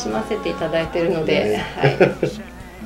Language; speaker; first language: Japanese; native; Japanese